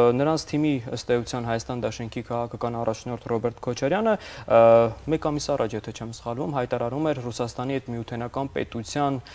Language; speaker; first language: Armenian; native; Armenian